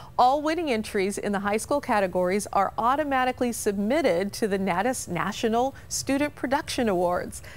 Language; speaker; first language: English; native; English